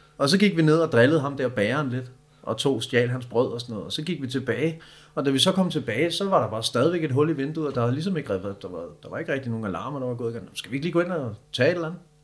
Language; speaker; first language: Danish; native; Danish